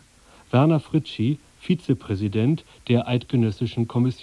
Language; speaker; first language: German; native; German